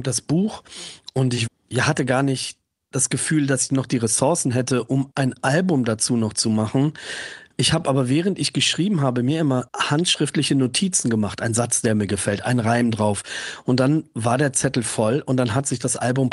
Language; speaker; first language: German; native; German